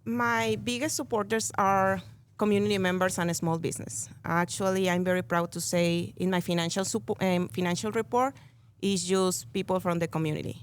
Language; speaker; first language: English; non-native, learner; Spanish